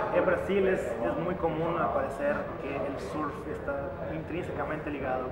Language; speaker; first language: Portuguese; non-native, learner; Spanish